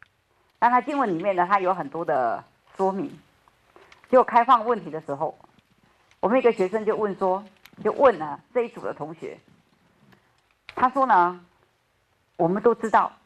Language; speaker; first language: Chinese; native; Chinese